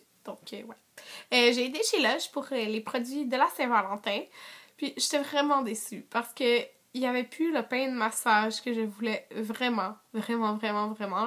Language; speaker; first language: French; native; French